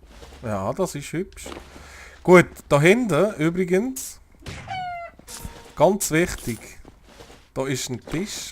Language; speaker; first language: German; native; German